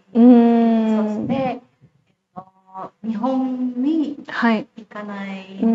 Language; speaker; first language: Japanese; non-native, learner; Indonesian